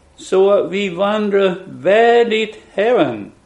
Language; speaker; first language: Swedish; non-native, fluent; English